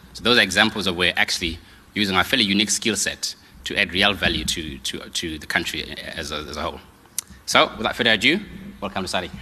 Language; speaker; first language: English; non-native, local second language; Xhosa